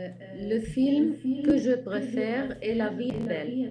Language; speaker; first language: French; non-native, fluent; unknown